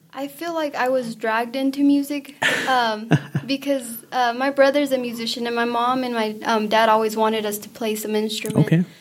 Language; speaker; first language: English; early bilingual, other home language; Spanish